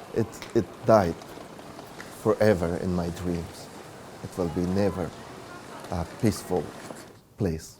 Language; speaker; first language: English; non-native, learner; Persian